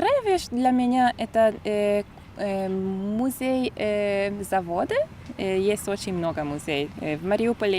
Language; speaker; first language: Russian; non-native, learner; Hungarian